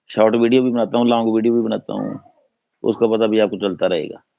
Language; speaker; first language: Hindi; non-native, local second language; Punjabi